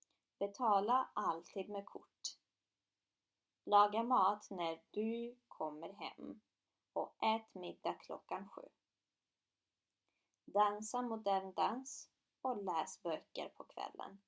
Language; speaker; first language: Swedish; non-native, fluent; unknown